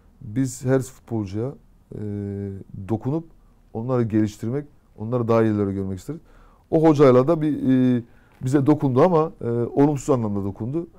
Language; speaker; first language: Turkish; early bilingual, heritage; Turkish